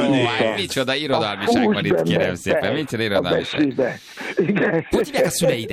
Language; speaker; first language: Hungarian; native; Hungarian